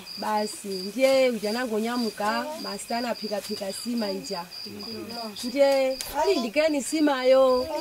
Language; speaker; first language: Nyanja; non-native, local second language; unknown